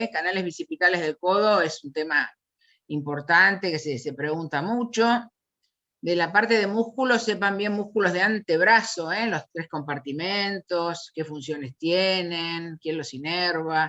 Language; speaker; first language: Spanish; native; Spanish